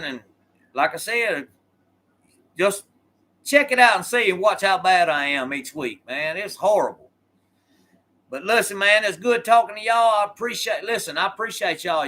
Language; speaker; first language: English; native; English